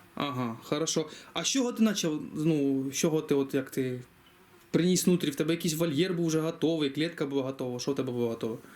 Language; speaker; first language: Ukrainian; native; Ukrainian